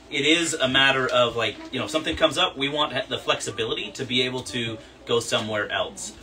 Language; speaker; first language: English; native; English